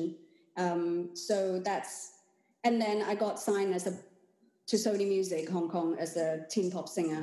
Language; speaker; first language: English; non-native, local second language; Cantonese